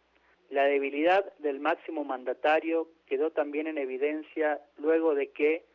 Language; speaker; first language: Spanish; native; Spanish